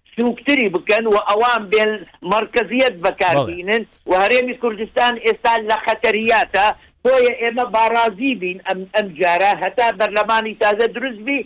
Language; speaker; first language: Central Kurdish; non-native, local second language; Assyrian Neo-Aramaic